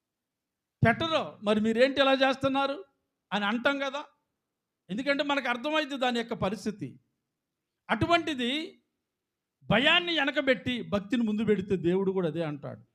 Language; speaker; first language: Telugu; native; Telugu